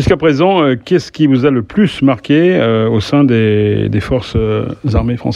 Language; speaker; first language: French; native; French